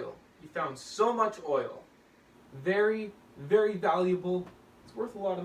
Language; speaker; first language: English; native; English